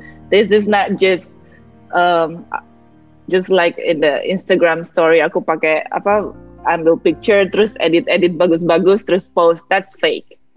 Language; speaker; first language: English; non-native, fluent; Indonesian